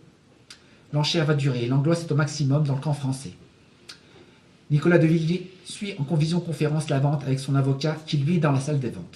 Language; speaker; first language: French; native; French